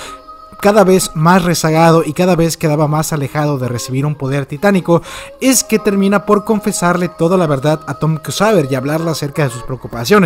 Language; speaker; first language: Spanish; native; Spanish